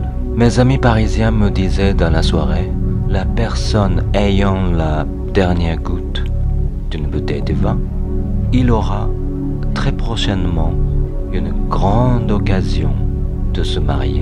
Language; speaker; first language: French; non-native, fluent; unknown